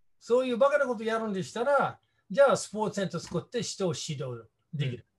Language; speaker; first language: Japanese; non-native, fluent; English